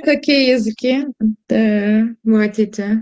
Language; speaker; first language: Russian; non-native, fluent; Turkish